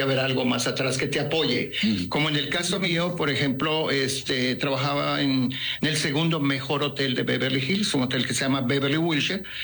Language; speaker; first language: Spanish; native; Spanish